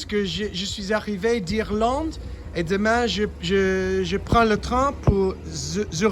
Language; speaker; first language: French; non-native, learner; English